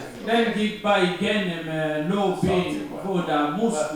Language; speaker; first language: Danish; non-native, learner; French